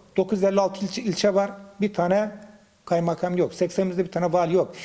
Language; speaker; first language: Turkish; native; Turkish